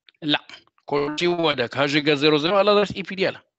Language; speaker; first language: French; non-native, local second language; Arabic